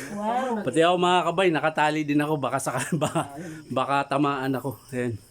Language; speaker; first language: Filipino; non-native, local second language; Cebuano